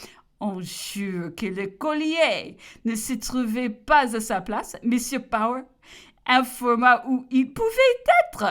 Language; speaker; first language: French; non-native, learner; English